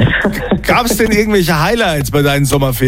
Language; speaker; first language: German; native; German